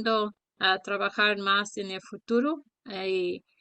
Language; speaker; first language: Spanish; early bilingual, heritage; Spanish